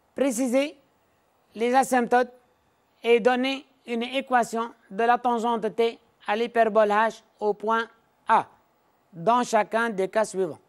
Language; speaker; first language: French; non-native, local second language; Arabic